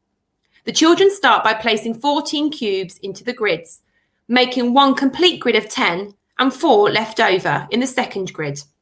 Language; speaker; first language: English; native; English